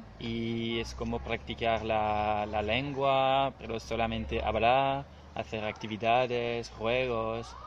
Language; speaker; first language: Spanish; non-native, learner; French